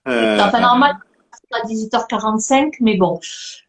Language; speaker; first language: French; native; French